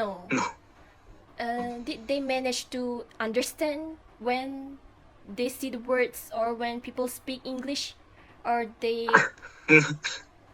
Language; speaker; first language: English; non-native, fluent; Malay